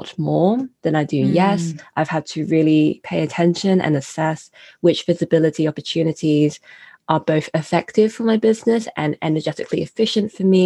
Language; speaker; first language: English; native; English